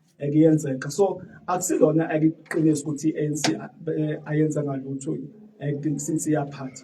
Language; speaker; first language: Zulu; native; Zulu